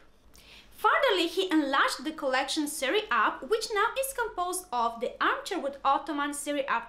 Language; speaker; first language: English; non-native, fluent; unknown